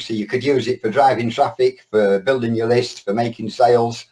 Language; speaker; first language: English; native; English